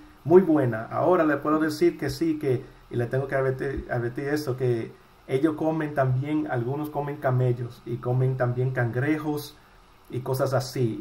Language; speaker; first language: Spanish; early bilingual, heritage; Spanish